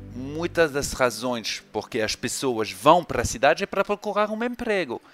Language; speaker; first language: Portuguese; non-native, fluent; French